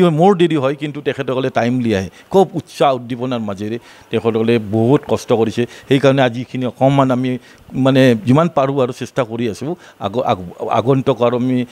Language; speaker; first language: Assamese; native; Assamese